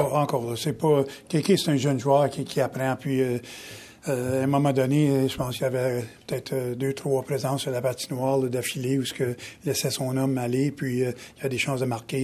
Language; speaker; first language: French; native; French